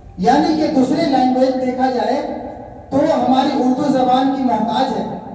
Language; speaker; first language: Urdu; native; Urdu